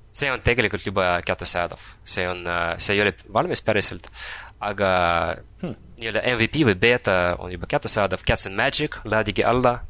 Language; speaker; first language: Estonian; non-native, local second language; Russian